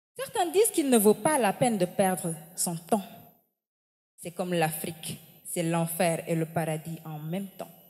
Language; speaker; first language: French; non-native, local second language; Wolof